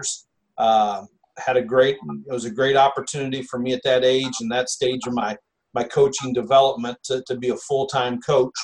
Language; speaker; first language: English; native; English